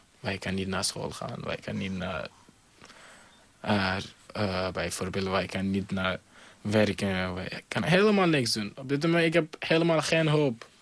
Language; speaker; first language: Dutch; non-native, learner; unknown